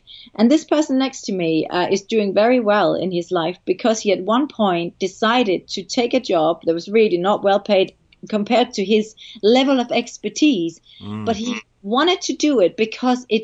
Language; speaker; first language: English; non-native, fluent; Danish